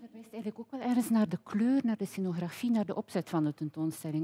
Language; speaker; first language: Dutch; native; Dutch